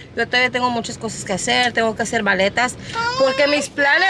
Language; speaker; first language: Spanish; early bilingual, heritage; Spanish